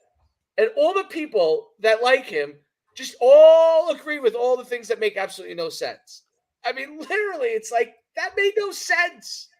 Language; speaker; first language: English; native; English